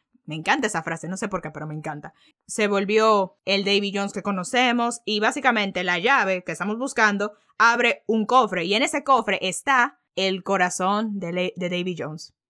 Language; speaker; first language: Spanish; early bilingual, heritage; Spanish